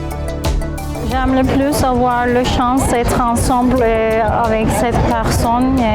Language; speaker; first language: French; non-native, learner; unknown